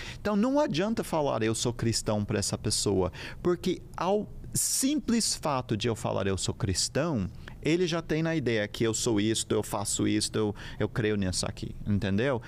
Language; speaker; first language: Portuguese; non-native, fluent; English